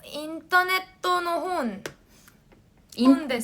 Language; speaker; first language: Japanese; non-native, learner; Korean